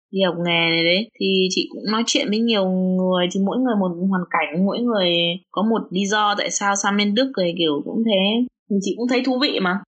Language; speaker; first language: Vietnamese; early bilingual, other home language; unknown